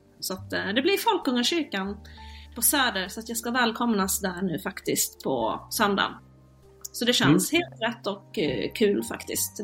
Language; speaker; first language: Swedish; native; Swedish